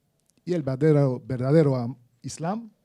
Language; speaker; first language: Spanish; non-native, fluent; Arabic